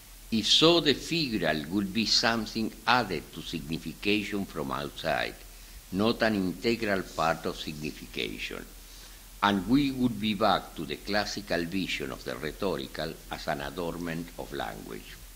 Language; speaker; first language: English; non-native, fluent; Spanish